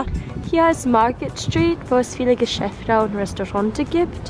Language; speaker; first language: German; non-native, learner; English